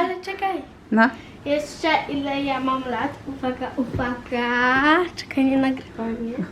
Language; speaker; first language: Polish; native; Polish